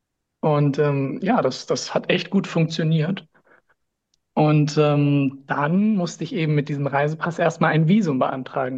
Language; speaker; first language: German; native; German